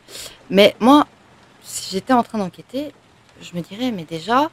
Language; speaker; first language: French; native; French